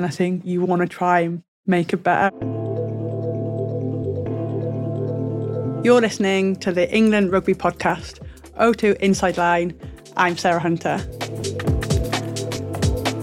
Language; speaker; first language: English; native; English